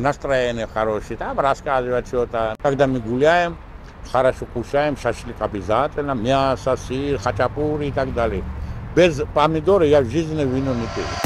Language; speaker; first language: Russian; non-native, fluent; Georgian